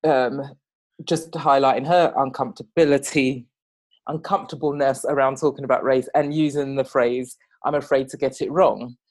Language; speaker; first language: English; native; English